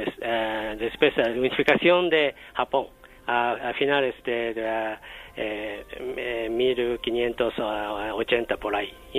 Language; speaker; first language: Spanish; non-native, learner; Japanese